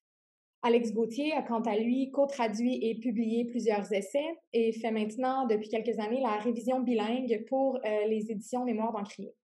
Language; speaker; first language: French; native; French